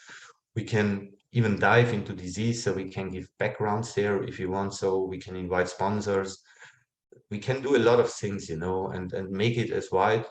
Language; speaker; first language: English; non-native, fluent; German